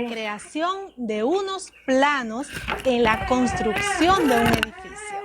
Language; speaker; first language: Spanish; native; Spanish